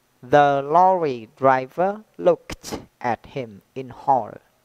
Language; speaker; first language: English; non-native, fluent; Vietnamese